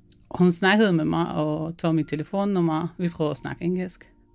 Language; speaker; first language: Danish; non-native, fluent; Arabic